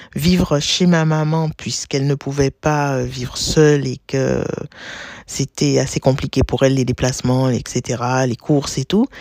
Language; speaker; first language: French; native; French